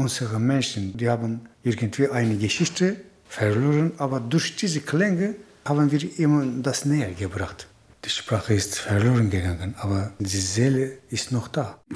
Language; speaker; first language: German; non-native, fluent; Zaza